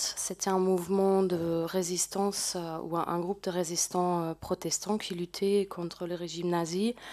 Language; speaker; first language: French; non-native, fluent; German